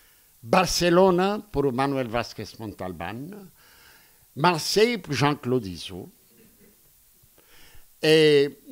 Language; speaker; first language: French; non-native, fluent; Greek